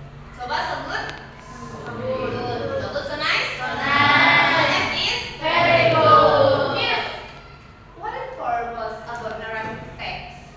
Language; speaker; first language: English; non-native, learner; Indonesian